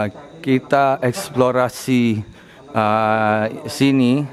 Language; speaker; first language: Indonesian; non-native, learner; English